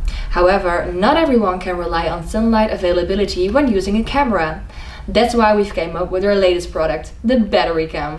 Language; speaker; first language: English; non-native, fluent; Dutch